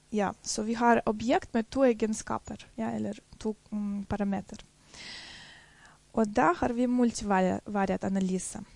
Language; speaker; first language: Norwegian; non-native, fluent; Russian